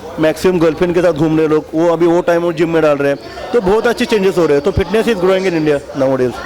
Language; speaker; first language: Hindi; non-native, local second language; Marathi